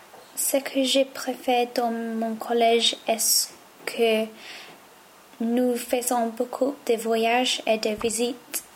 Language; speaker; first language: French; non-native, learner; English